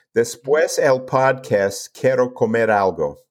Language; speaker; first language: Spanish; non-native, learner; English